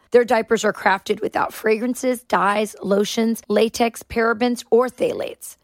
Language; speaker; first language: English; native; English